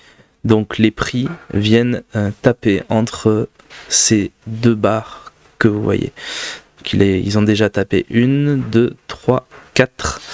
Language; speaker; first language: French; native; French